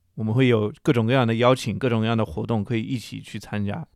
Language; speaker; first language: Chinese; non-native, fluent; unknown